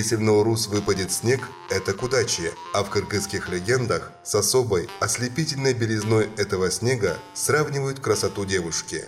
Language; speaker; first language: Russian; non-native, local second language; Kyrgyz